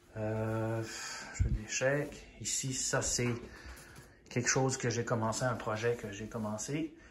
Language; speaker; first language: French; native; French